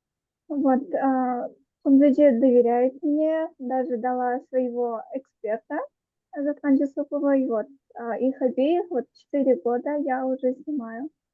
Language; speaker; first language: Russian; native; Russian